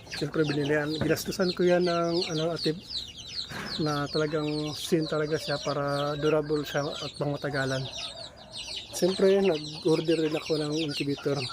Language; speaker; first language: Filipino; non-native, local second language; Cebuano